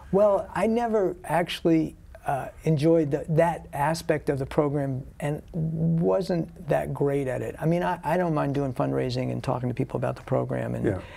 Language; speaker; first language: English; native; English